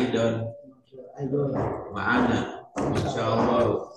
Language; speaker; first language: Arabic; non-native, learner; Indonesian